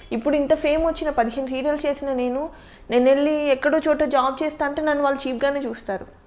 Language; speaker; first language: Telugu; native; Telugu